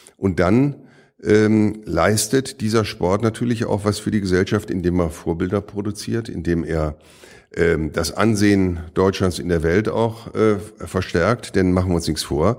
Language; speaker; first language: German; native; German